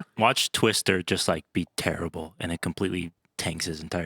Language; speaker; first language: English; native; English